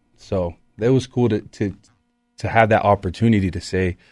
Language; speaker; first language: English; native; English